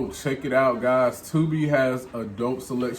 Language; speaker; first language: English; native; English